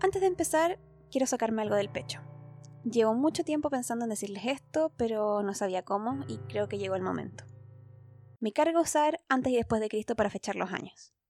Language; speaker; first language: Spanish; native; Spanish